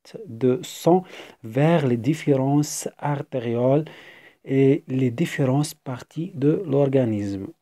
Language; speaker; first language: French; non-native, fluent; Arabic